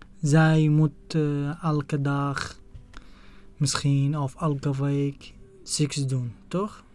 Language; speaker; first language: Dutch; non-native, learner; Arabic